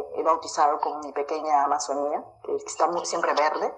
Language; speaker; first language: Spanish; native; Spanish